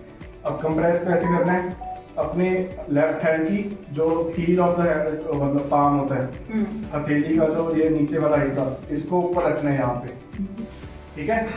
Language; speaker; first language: Hindi; native; Hindi